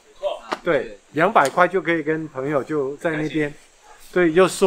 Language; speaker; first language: Chinese; non-native, local second language; Cantonese